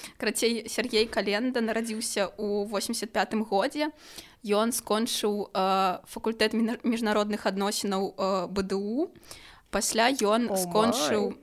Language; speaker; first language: Belarusian; non-native, local second language; Russian